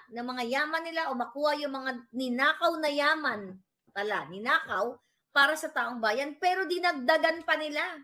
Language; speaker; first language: Filipino; non-native, local second language; Cebuano